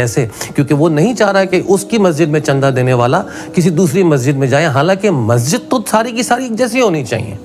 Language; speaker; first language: Urdu; native; Urdu